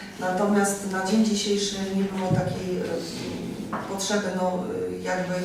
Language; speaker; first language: Polish; native; Polish